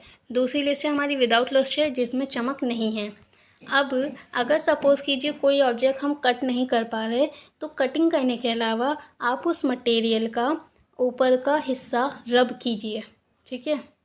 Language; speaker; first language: Hindi; native; Hindi